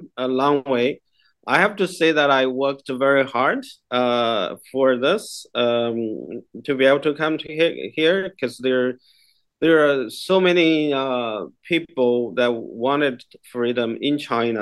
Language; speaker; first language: English; non-native, fluent; Chinese